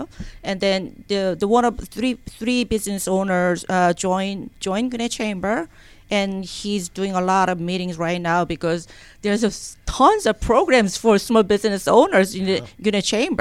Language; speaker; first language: English; non-native, learner; Korean